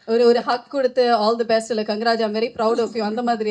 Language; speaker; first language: Tamil; native; Tamil